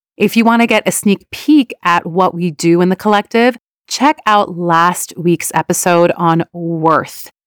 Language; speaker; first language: English; early bilingual, other home language; Persian